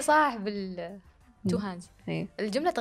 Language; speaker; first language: Arabic; native; Arabic